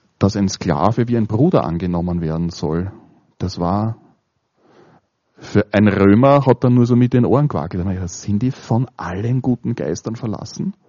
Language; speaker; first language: German; native; German